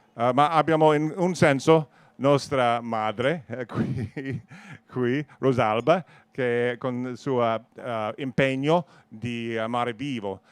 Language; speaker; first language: Italian; non-native, learner; English